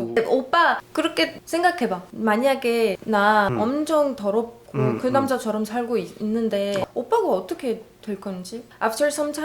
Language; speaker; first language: Korean; non-native, learner; Arabic